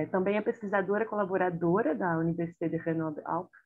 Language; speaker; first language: Portuguese; native; Portuguese